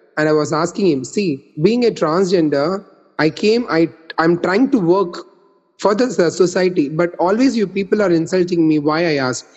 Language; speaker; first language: English; non-native, local second language; Tamil